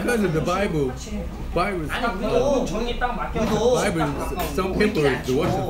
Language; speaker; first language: English; non-native, fluent; Korean